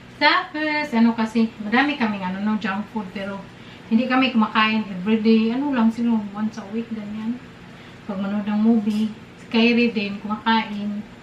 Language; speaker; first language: Filipino; non-native, local second language; Cebuano